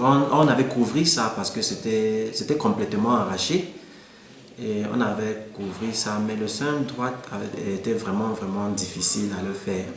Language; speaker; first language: French; non-native, local second language; English